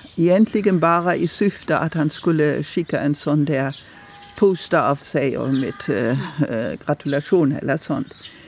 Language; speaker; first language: Swedish; non-native, fluent; German